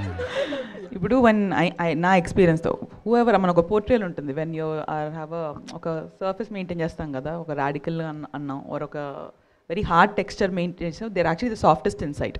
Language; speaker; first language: Telugu; native; Telugu